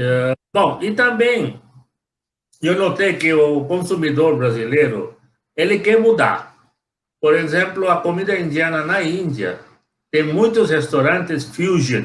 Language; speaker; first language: Portuguese; non-native, fluent; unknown